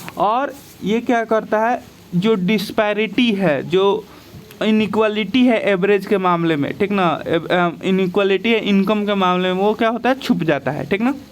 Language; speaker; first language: Hindi; native; Hindi